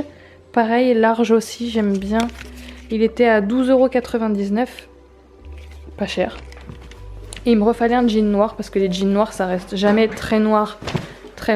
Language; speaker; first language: French; native; French